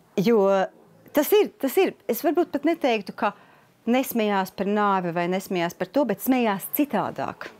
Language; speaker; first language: Latvian; native; Latvian